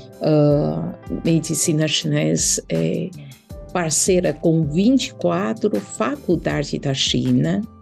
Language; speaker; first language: Portuguese; non-native, learner; Chinese